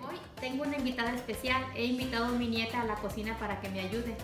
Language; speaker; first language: Spanish; native; Spanish